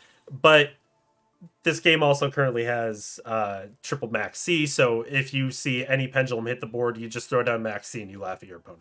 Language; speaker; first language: English; native; English